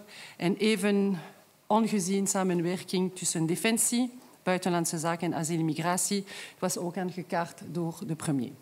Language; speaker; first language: Dutch; non-native, local second language; French